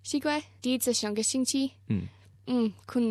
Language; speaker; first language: Chinese; non-native, learner; English